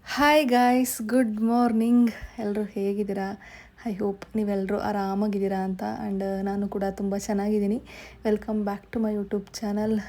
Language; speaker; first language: Kannada; native; Kannada